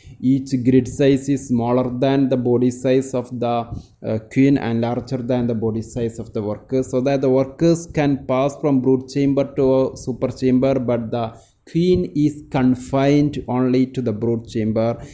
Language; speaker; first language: English; non-native, local second language; Malayalam